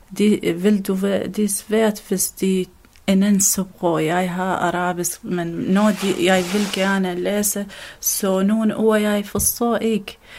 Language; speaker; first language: Danish; non-native, learner; Arabic